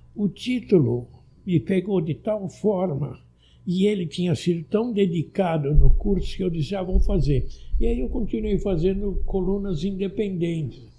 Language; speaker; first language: Portuguese; early bilingual, other home language; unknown